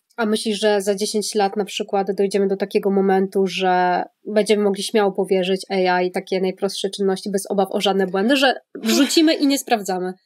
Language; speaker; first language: Polish; native; Polish